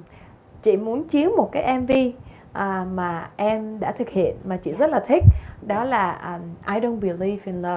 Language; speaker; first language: Vietnamese; native; Vietnamese